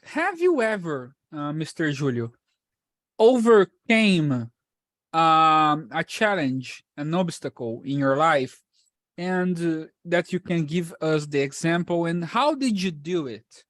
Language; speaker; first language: English; non-native, fluent; Portuguese